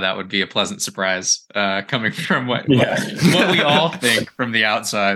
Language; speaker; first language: English; native; English